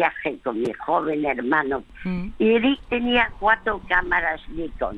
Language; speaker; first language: Spanish; early bilingual, other home language; French